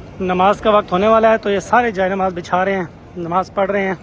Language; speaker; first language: Urdu; native; Urdu